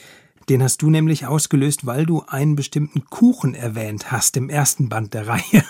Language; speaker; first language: German; non-native, fluent; Dutch